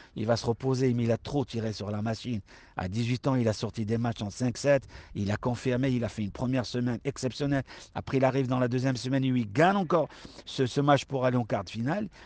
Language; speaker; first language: French; non-native, local second language; Arabic